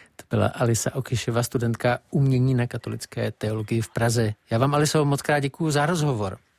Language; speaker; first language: Czech; native; Czech